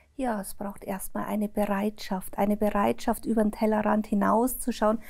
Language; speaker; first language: German; native; German